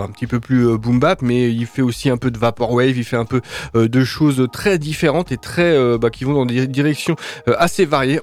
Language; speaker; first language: French; native; French